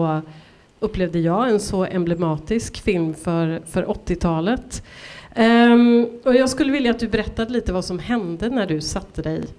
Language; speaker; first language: Swedish; native; Swedish